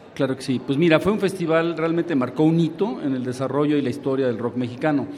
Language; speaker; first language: Spanish; native; Spanish